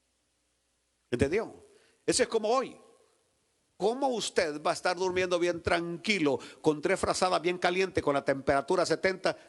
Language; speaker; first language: Spanish; native; Spanish